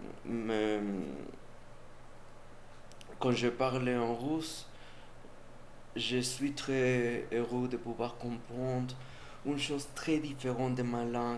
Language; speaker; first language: French; non-native, learner; Spanish